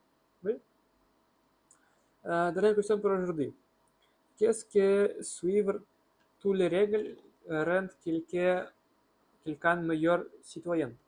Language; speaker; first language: French; non-native, learner; Russian